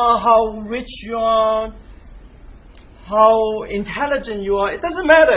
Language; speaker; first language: English; non-native, local second language; Cantonese